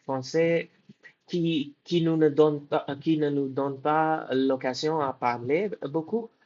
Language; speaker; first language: French; non-native, fluent; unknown